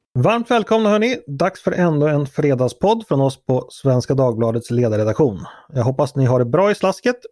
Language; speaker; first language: Swedish; native; Swedish